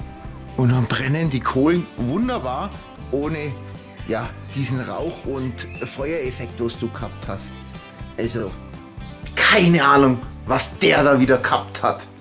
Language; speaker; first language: German; native; German